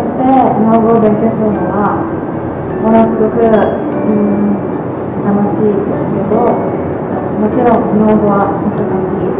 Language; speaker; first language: Japanese; non-native, learner; Indonesian